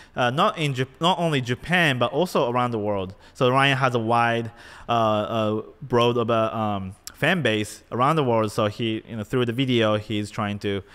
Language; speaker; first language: English; non-native, fluent; Japanese